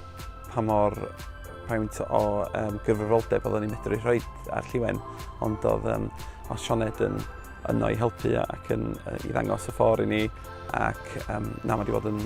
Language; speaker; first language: Welsh; native; Welsh